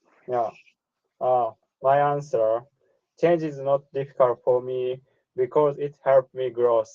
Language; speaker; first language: English; non-native, learner; Japanese